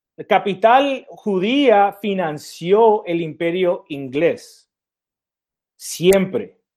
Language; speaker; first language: Spanish; early bilingual, heritage; Spanish